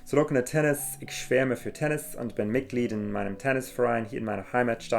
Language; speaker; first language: German; non-native, fluent; English